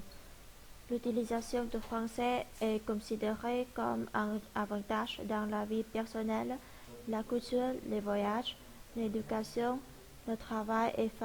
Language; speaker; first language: French; non-native, learner; Vietnamese